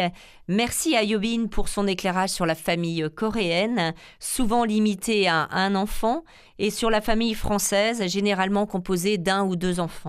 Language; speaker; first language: French; native; French